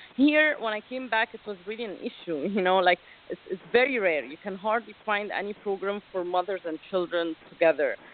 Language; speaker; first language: English; non-native, fluent; Arabic